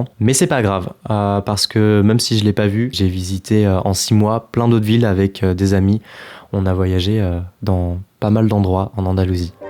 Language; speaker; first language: French; native; French